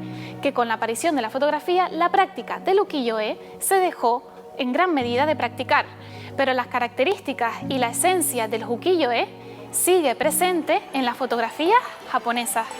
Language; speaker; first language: Spanish; native; Spanish